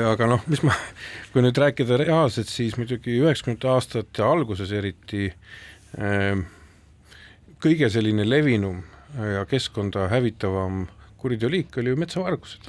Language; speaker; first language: Estonian; native; Estonian